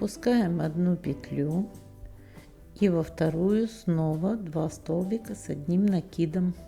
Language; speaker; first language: Russian; native; Russian